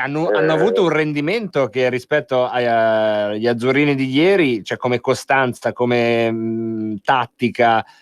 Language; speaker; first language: Italian; native; Italian